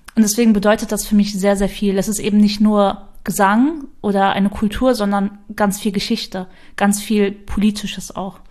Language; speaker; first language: German; early bilingual, other home language; Kurdish